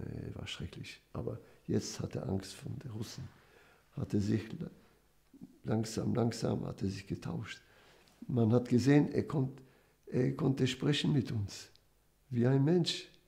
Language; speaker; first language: German; non-native, fluent; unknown